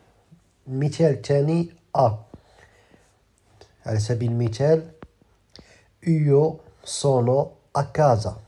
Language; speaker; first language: Arabic; native; Arabic